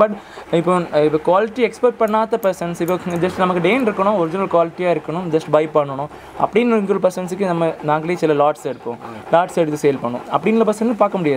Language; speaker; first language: Tamil; native; Tamil